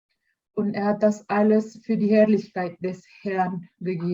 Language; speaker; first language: German; non-native, learner; Indonesian